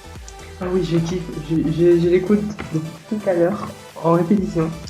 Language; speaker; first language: French; native; French